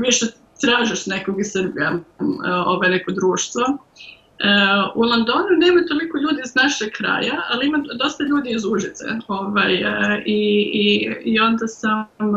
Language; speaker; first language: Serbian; early bilingual, heritage; Serbian